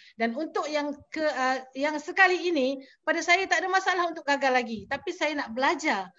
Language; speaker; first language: Malay; native; Malay